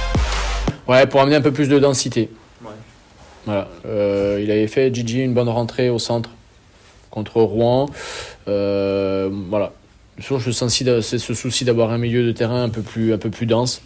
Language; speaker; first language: French; native; French